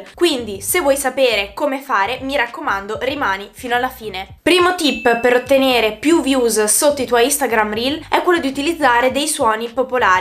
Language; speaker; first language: Italian; native; Italian